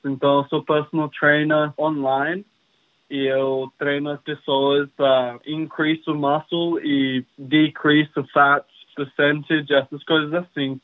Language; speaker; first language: Portuguese; early bilingual, heritage; English